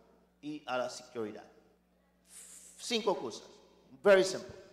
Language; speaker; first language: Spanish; non-native, learner; English